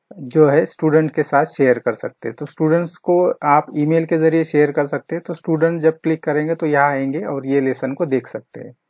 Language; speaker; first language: Hindi; non-native, local second language; Marathi